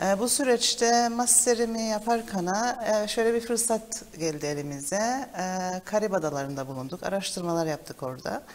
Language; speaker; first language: Turkish; early bilingual, heritage; Turkish